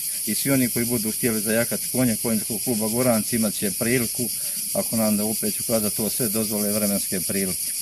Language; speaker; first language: Bosnian; native; Bosnian